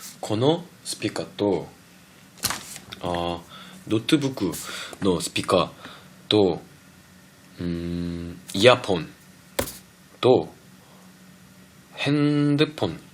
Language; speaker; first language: Japanese; non-native, fluent; Korean